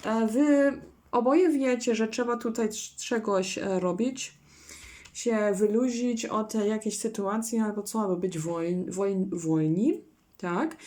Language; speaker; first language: Polish; non-native, learner; German